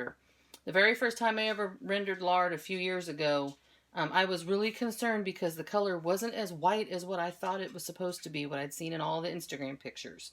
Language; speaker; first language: English; native; English